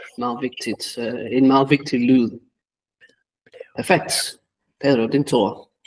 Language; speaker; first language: Danish; native; Danish